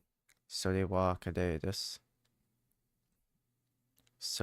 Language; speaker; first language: Japanese; non-native, learner; English